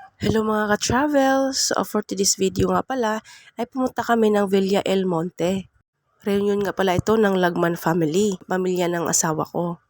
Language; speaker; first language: Filipino; non-native, local second language; Cebuano